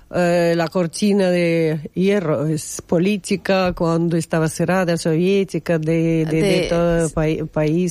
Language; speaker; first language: Spanish; non-native, learner; Russian